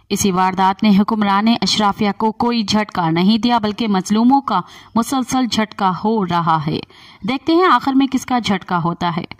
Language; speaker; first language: Urdu; non-native, local second language; Sindhi